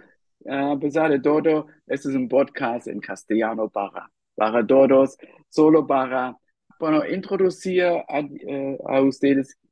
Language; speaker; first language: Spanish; non-native, fluent; German